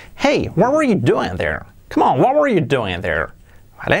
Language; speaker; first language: English; non-native, fluent; Spanish